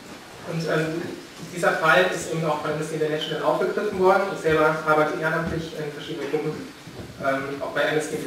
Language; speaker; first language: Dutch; non-native, learner; German